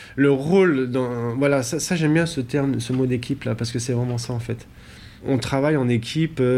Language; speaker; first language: French; native; French